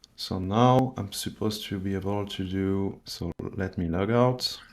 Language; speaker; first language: English; non-native, fluent; French